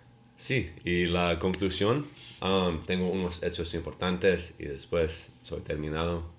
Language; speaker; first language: Spanish; non-native, learner; English